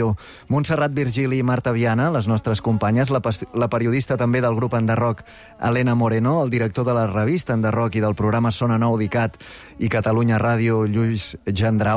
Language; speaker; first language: Catalan; native; Catalan